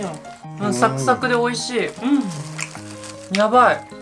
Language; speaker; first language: Korean; non-native, learner; Japanese